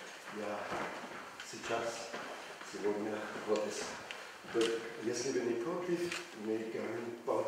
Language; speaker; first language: Russian; non-native, learner; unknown